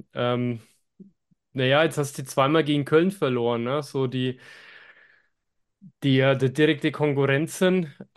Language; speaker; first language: German; native; German